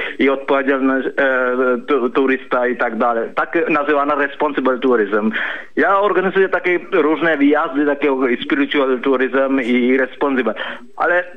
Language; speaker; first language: Polish; non-native, fluent; Sinhala